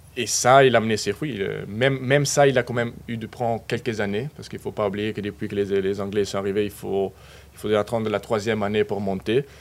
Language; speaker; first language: French; non-native, fluent; Spanish